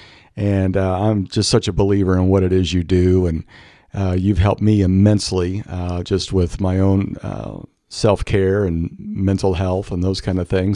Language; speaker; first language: English; native; English